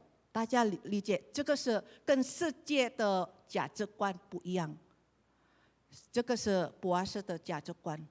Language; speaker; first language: Chinese; non-native, learner; Indonesian